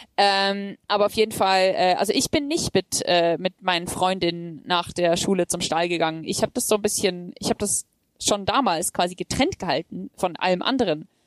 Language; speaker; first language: German; native; German